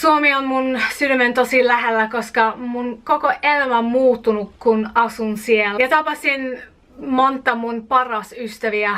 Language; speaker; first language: Finnish; non-native, learner; English